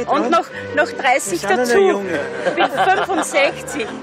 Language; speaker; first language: German; native; German